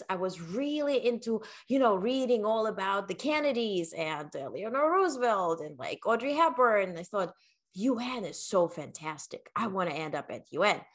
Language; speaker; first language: English; non-native, fluent; Ukrainian